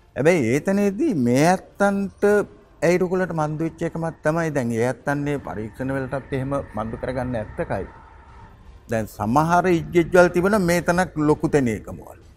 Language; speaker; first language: Sinhala; native; Sinhala